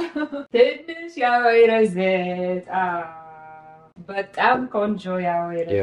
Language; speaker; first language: Amharic; non-native, learner; Arabic